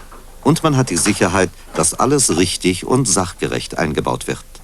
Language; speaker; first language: German; native; German